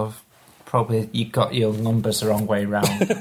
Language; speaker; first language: English; native; English